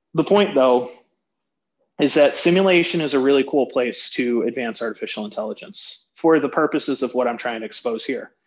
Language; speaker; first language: English; native; English